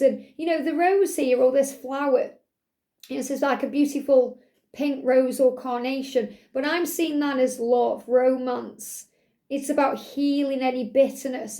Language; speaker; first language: English; native; English